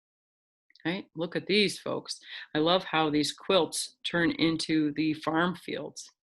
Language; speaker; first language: English; native; English